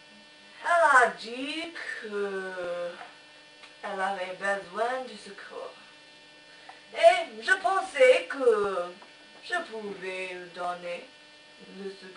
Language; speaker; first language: French; non-native, learner; English